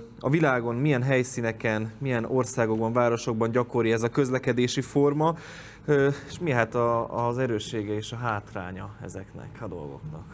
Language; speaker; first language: Hungarian; native; Hungarian